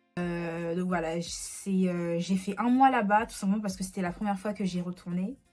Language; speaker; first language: French; early bilingual, other home language; Lingala